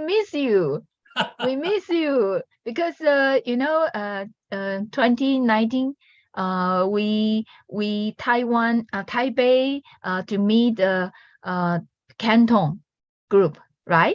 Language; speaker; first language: English; non-native, learner; Chinese